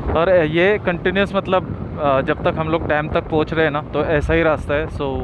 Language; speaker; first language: Hindi; non-native, local second language; Marathi